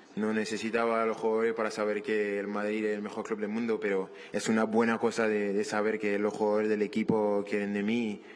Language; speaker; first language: Spanish; non-native, learner; French